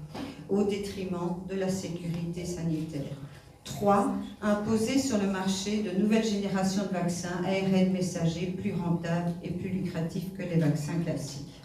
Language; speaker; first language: French; native; French